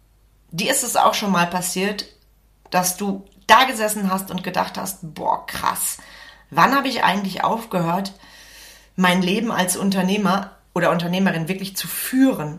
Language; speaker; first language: German; native; German